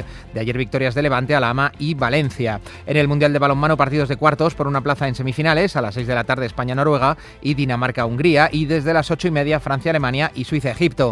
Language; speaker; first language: Spanish; native; Spanish